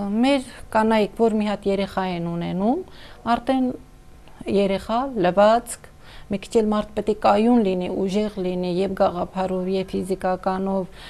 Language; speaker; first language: Armenian; non-native, local second language; Kurdish